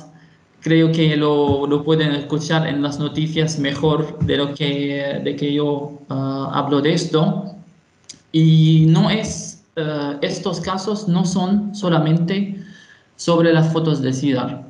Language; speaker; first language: Spanish; non-native, fluent; Arabic